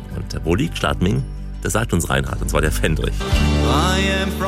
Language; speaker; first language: German; native; German